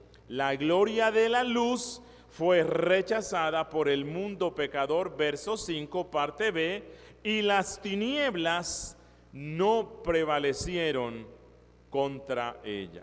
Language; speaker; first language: Spanish; native; Spanish